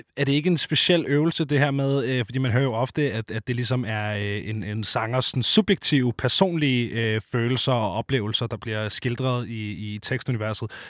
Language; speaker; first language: Danish; native; Danish